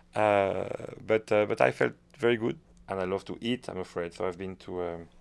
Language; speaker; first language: English; non-native, fluent; French